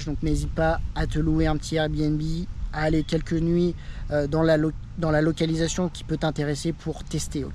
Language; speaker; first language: French; native; French